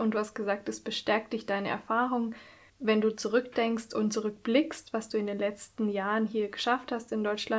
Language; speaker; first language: German; native; German